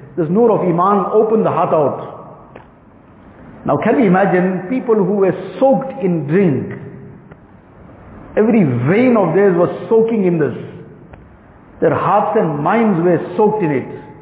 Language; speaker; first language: English; native; English